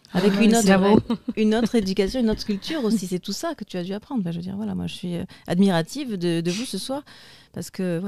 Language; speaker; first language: French; native; French